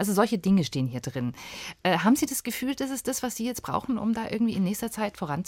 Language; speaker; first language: German; native; German